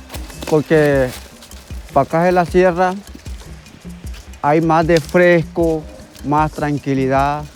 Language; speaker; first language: Spanish; non-native, local second language; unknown